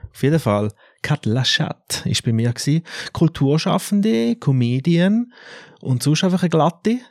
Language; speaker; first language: German; native; German